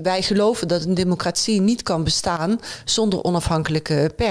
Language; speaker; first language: Dutch; native; Dutch